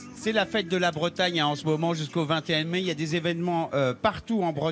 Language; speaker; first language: French; native; French